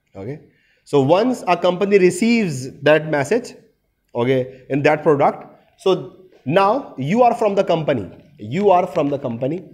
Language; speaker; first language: English; non-native, local second language; Urdu